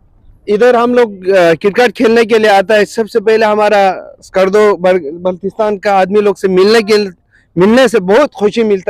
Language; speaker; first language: Hindi; non-native, local second language; Balti